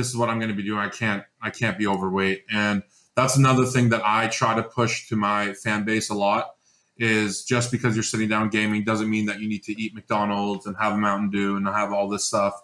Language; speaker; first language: English; native; English